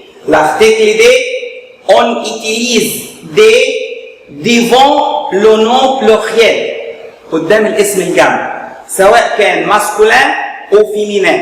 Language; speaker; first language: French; non-native, fluent; Arabic